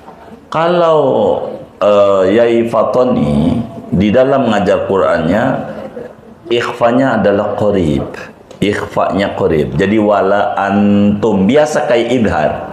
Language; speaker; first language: Indonesian; native; Indonesian